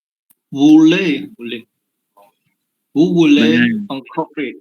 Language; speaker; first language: French; non-native, learner; Khmer